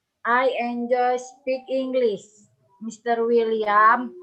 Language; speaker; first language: English; non-native, learner; Indonesian